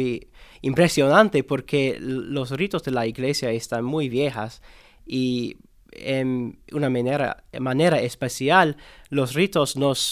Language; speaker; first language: Spanish; non-native, learner; English